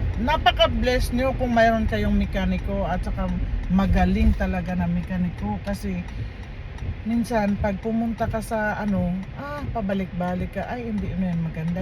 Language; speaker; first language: Filipino; non-native, local second language; Cebuano